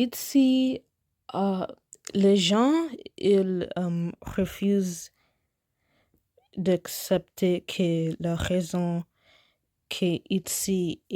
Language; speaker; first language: French; non-native, learner; English